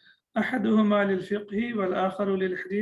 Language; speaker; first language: Arabic; non-native, fluent; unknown